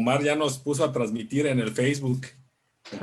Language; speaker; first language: Spanish; native; Spanish